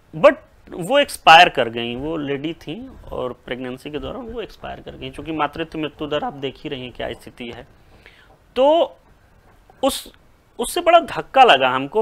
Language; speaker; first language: Hindi; native; Hindi